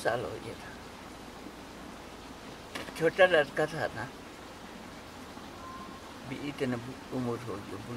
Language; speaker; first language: Hindi; non-native, local second language; Balti